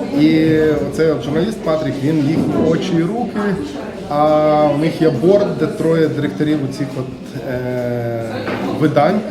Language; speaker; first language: Ukrainian; native; Ukrainian